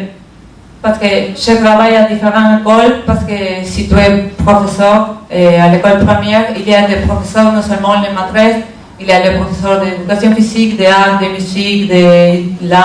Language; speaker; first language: French; non-native, learner; Spanish